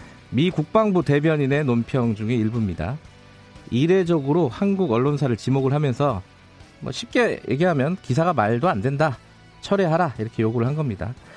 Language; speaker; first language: Korean; native; Korean